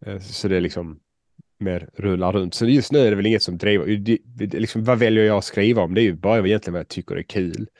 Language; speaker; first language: Swedish; native; Swedish